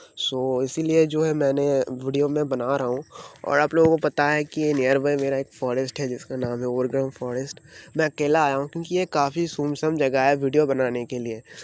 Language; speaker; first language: Hindi; non-native, local second language; Bangla